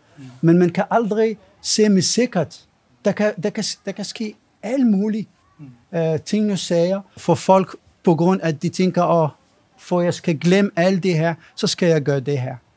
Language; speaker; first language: Danish; non-native, fluent; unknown